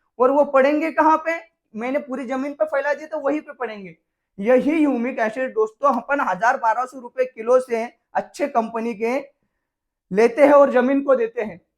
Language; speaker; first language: Hindi; non-native, local second language; Marathi